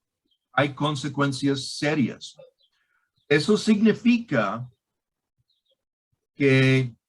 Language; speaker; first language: Spanish; non-native, fluent; English